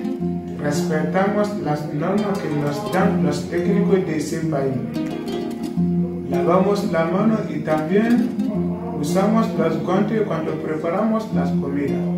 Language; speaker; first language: Spanish; non-native, learner; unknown